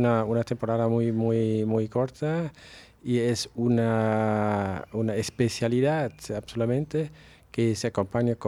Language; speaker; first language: Spanish; non-native, fluent; German